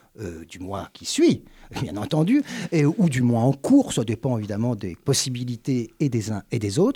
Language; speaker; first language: French; native; French